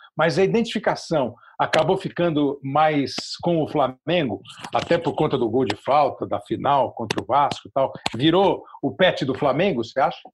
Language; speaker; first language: Portuguese; native; Portuguese